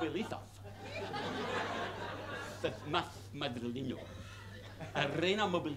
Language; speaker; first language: Spanish; non-native, fluent; English